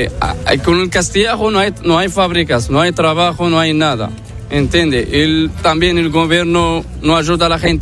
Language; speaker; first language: Spanish; non-native, learner; Arabic